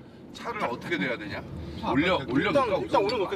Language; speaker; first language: Korean; native; Korean